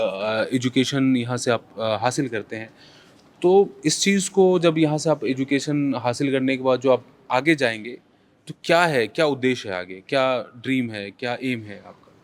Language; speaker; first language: Hindi; native; Hindi